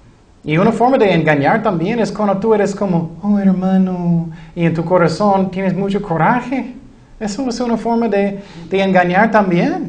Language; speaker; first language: Spanish; non-native, fluent; English